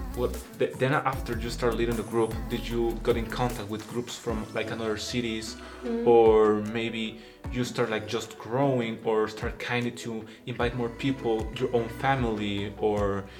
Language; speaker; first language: English; non-native, fluent; Spanish